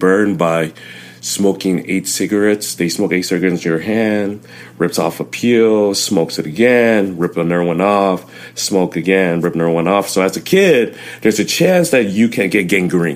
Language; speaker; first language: English; early bilingual, other home language; Vietnamese